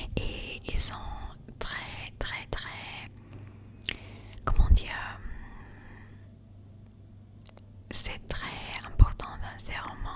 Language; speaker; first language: French; non-native, learner; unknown